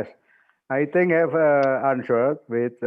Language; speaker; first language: English; non-native, learner; Indonesian